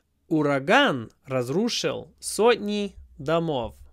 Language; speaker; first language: Russian; non-native, fluent; English